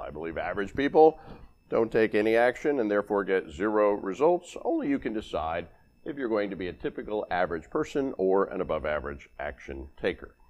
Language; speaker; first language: English; native; English